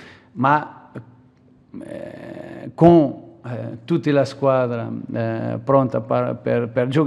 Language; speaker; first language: Italian; non-native, fluent; Portuguese